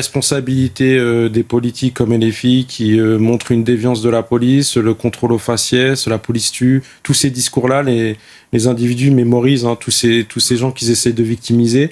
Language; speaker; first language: French; native; French